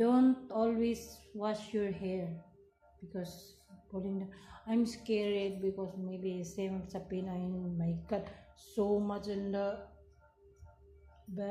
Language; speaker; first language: English; non-native, local second language; Filipino